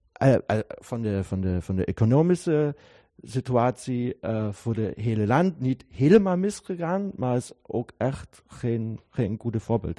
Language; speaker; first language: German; non-native, learner; Dutch